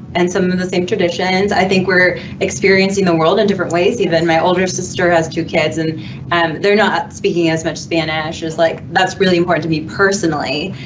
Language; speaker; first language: English; native; English